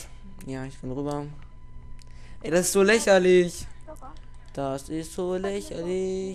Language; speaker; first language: German; native; German